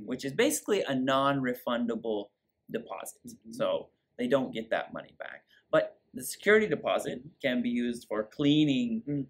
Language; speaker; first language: English; native; English